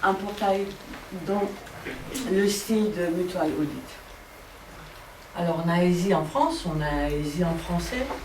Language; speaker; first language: French; non-native, fluent; Dutch